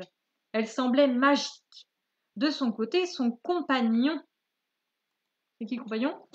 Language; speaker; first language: French; native; French